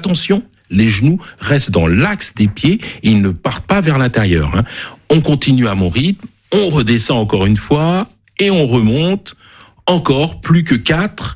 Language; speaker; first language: French; native; French